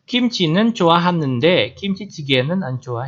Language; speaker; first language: Korean; non-native, fluent; Indonesian